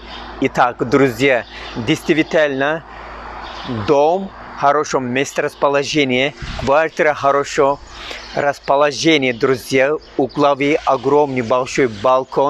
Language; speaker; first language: Russian; non-native, learner; Turkish